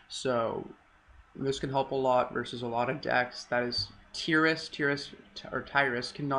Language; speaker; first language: English; native; English